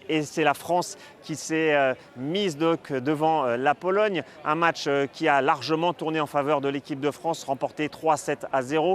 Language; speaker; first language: French; native; French